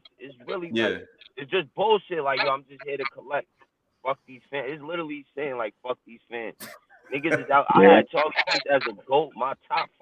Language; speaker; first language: English; native; English